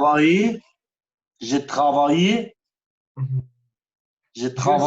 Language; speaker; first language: French; non-native, learner; Kurdish